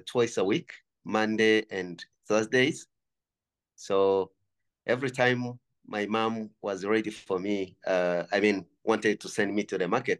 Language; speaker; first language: English; non-native, local second language; Kinyarwanda